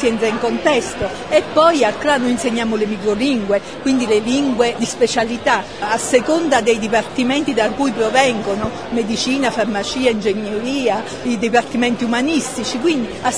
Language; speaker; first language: Italian; native; Italian